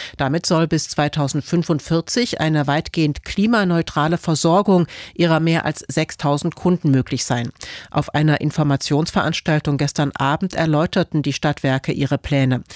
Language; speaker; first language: German; native; German